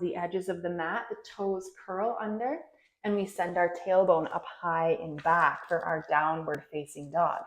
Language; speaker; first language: English; native; English